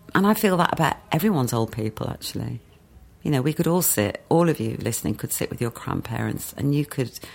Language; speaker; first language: English; native; English